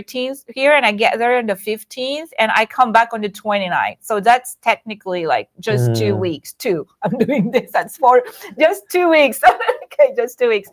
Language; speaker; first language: English; non-native, local second language; Iloko